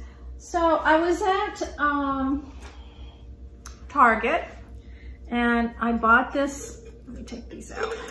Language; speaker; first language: English; native; English